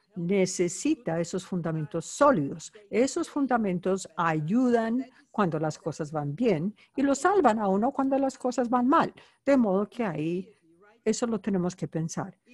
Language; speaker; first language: Spanish; non-native, fluent; Bulgarian